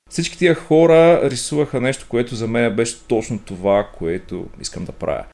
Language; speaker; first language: Bulgarian; native; Bulgarian